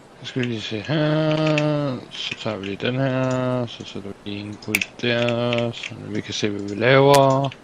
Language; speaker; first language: Danish; native; Danish